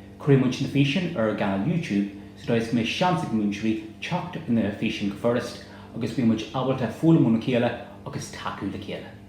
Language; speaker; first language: Irish; native; Irish